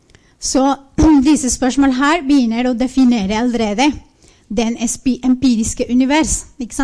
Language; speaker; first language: Norwegian; non-native, fluent; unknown